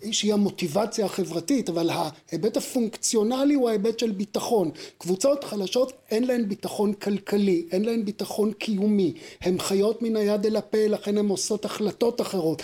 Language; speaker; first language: Hebrew; native; Hebrew